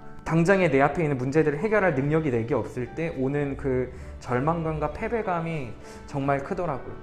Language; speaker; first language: Korean; native; Korean